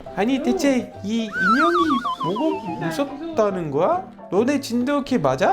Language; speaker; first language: Korean; native; Korean